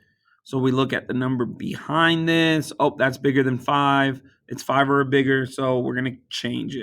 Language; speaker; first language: English; native; English